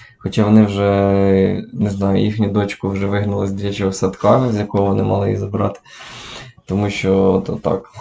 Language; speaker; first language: Ukrainian; native; Ukrainian